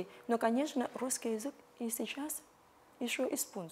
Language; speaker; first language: Russian; non-native, fluent; Vietnamese